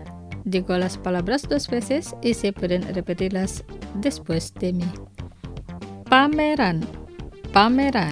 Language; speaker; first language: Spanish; non-native, fluent; Indonesian